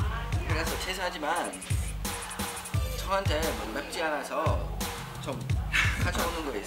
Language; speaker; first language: Korean; non-native, fluent; English